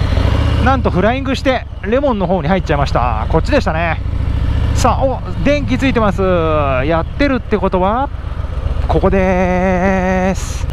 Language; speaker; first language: Japanese; native; Japanese